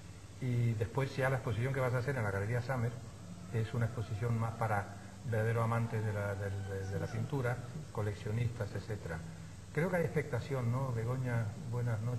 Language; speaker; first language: Spanish; native; Spanish